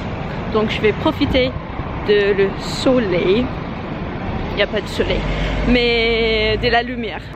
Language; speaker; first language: French; non-native, learner; English